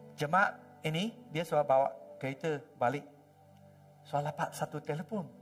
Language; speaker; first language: Malay; non-native, local second language; Chinese